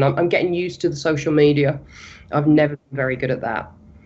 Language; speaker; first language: English; native; English